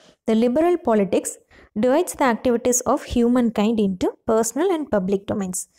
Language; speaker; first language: English; non-native, local second language; Tamil